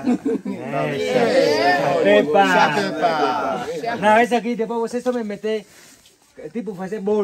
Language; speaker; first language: Portuguese; non-native, learner; Vietnamese